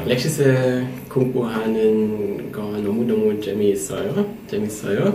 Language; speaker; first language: Korean; non-native, learner; German